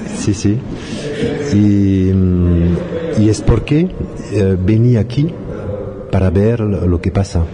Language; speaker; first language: Spanish; non-native, learner; French